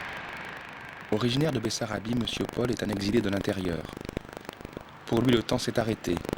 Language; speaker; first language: French; native; French